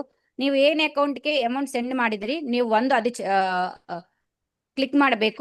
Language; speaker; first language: Kannada; non-native, learner; Telugu